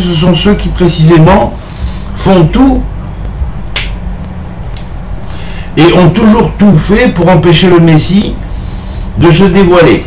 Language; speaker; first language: French; native; French